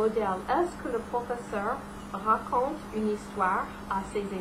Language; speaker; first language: French; non-native, fluent; English